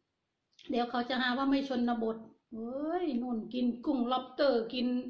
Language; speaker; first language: Thai; non-native, local second language; Northeastern Thai